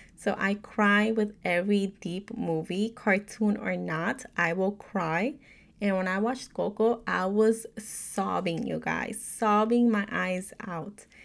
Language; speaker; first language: English; native; English